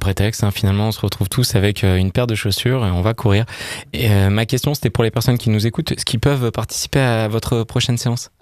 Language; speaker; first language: French; native; French